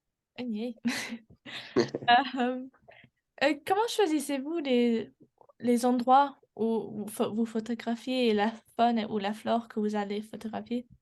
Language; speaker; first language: French; non-native, learner; English